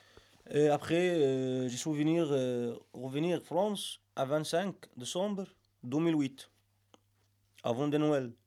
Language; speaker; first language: French; non-native, learner; Arabic